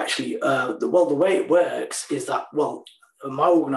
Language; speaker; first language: English; native; English